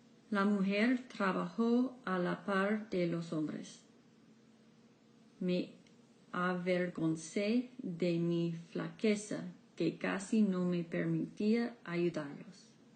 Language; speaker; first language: Spanish; non-native, fluent; English